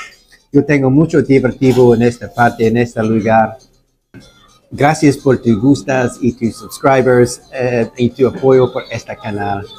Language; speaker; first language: Spanish; non-native, learner; English